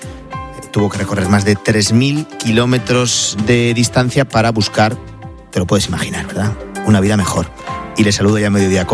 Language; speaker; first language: Spanish; native; Spanish